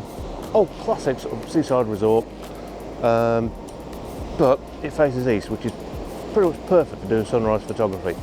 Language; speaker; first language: English; native; English